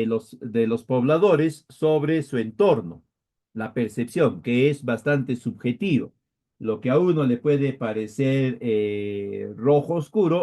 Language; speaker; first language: Spanish; native; Spanish